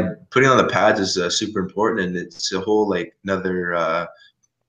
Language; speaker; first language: English; native; English